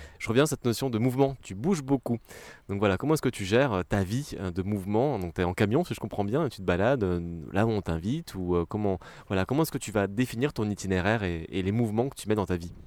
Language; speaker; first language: French; native; French